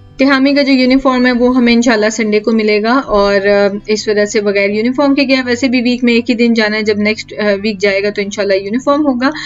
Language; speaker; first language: Urdu; native; Urdu